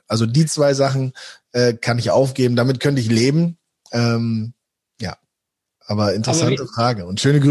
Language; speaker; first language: German; native; German